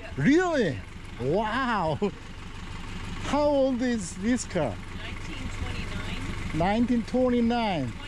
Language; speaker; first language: English; non-native, local second language; Korean